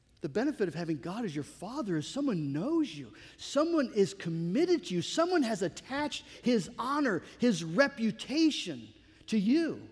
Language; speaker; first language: English; native; English